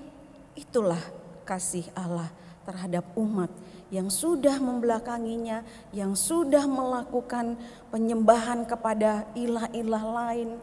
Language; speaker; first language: Indonesian; native; Indonesian